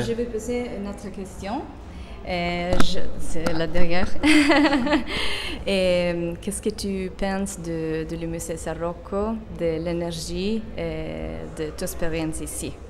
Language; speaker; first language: French; non-native, learner; Italian